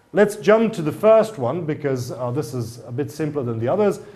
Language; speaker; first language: English; non-native, fluent; Hungarian